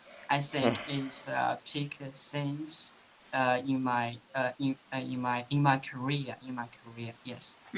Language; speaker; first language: English; non-native, learner; Chinese